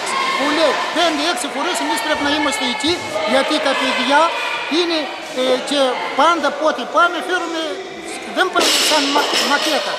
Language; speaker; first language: Greek; non-native, learner; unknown